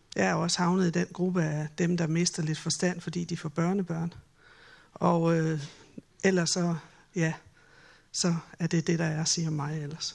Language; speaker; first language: Danish; native; Danish